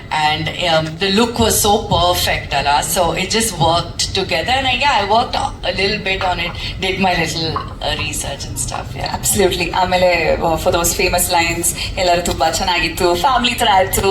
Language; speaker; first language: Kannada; non-native, local second language; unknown